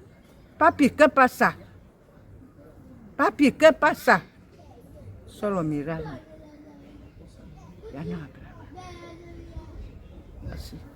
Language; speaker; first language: Spanish; non-native, learner; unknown